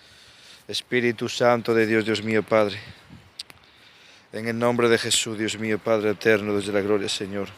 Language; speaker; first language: Spanish; native; Spanish